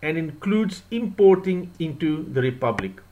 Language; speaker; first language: English; non-native, local second language; Afrikaans